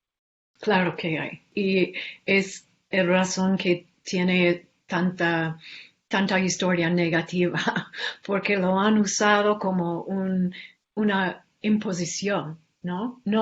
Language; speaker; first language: Spanish; non-native, fluent; English